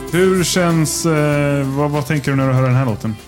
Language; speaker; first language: Swedish; native; Swedish